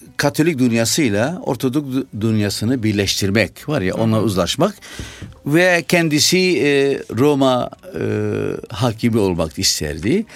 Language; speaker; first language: Turkish; non-native, fluent; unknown